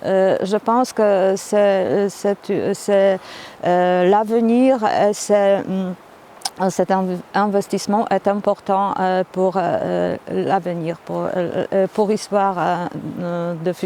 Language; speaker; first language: French; non-native, fluent; Polish